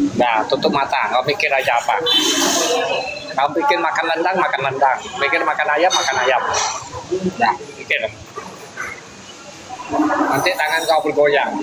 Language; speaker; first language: Indonesian; non-native, learner; Vietnamese